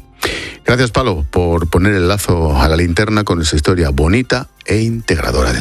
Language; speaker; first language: Spanish; native; Spanish